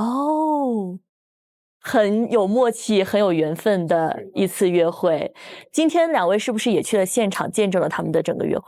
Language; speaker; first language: Chinese; native; Chinese